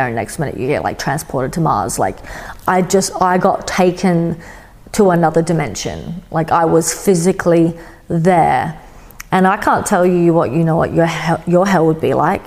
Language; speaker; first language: English; native; English